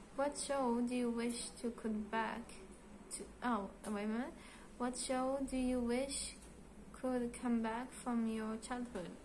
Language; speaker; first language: English; non-native, learner; Hebrew